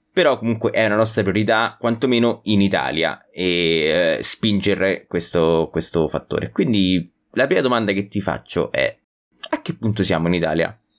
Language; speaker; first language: Italian; native; Italian